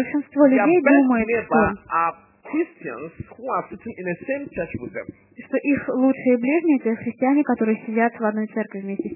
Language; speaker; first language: Russian; native; Russian